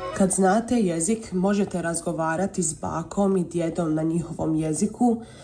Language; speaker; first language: Serbian; early bilingual, heritage; Croatian